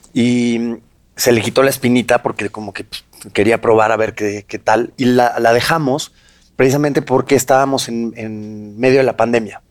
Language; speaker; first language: Spanish; native; Spanish